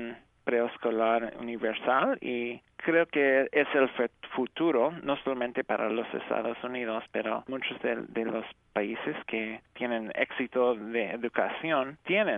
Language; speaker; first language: Spanish; early bilingual, heritage; English